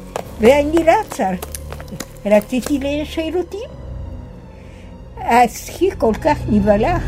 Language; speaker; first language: Hebrew; non-native, fluent; Yiddish